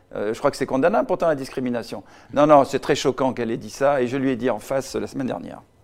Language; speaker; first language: French; native; French